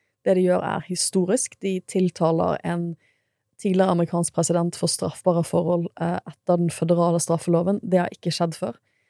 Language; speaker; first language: Norwegian; native; Norwegian